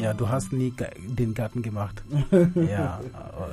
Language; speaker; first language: German; non-native, fluent; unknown